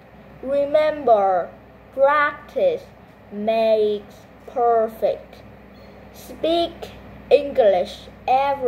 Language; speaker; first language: English; non-native, learner; Vietnamese